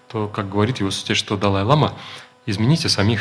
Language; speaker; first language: Russian; native; Russian